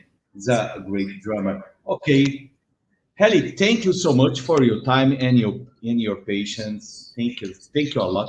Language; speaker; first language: English; non-native, learner; Portuguese